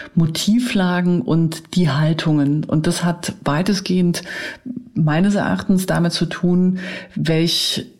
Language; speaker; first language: German; native; German